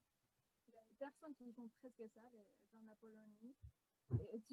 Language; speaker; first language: French; non-native, fluent; Spanish